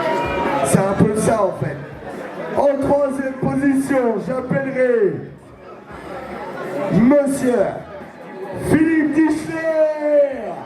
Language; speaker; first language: French; native; French